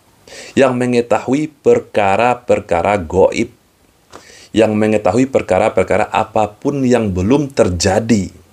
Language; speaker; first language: Indonesian; native; Indonesian